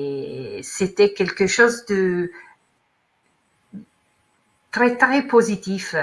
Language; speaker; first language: French; non-native, learner; Italian